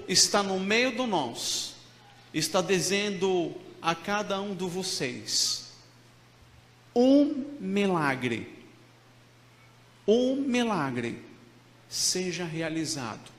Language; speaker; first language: Portuguese; non-native, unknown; Arabic